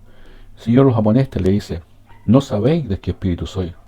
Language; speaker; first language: Spanish; native; Spanish